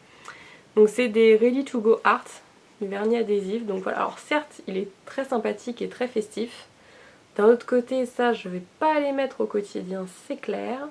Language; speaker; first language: French; native; French